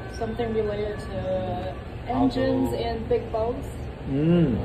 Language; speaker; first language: English; non-native, learner; Chinese